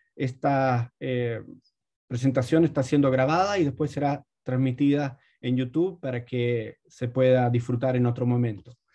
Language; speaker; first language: Spanish; native; Spanish